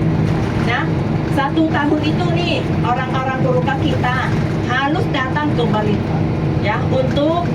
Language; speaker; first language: Indonesian; non-native, learner; Thai